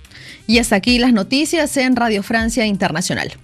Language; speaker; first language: Spanish; native; Spanish